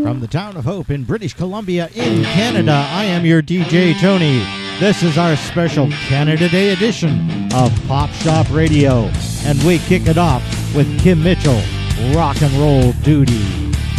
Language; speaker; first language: English; native; English